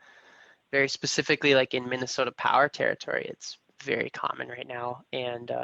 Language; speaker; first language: English; native; English